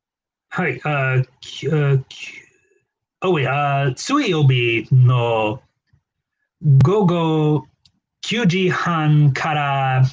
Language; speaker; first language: Japanese; non-native, learner; English